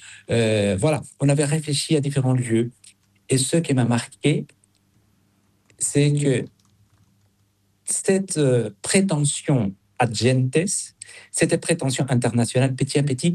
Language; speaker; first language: French; non-native, fluent; Spanish